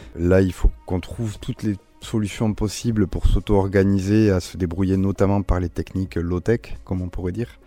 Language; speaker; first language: French; native; French